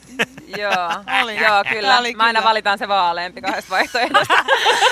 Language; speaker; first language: Finnish; native; Finnish